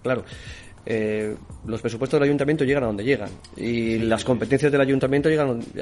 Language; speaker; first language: Spanish; native; Spanish